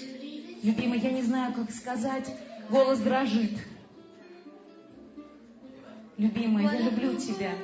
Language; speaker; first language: Russian; native; Russian